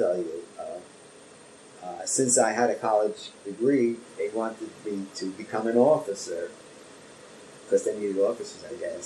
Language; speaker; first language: English; native; English